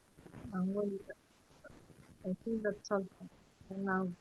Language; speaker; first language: English; non-native, learner; Spanish